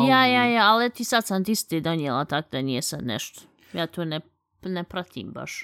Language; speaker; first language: Bosnian; early bilingual, heritage; Bosnian